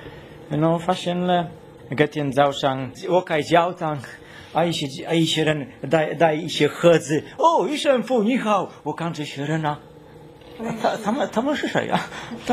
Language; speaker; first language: Chinese; non-native, learner; Polish